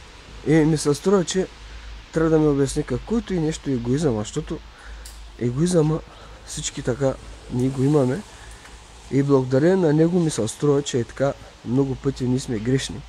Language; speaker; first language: Bulgarian; native; Bulgarian